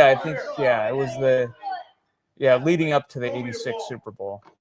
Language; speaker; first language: English; native; English